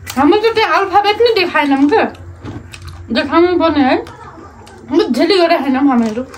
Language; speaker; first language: Nepali; non-native, local second language; Dangaura Tharu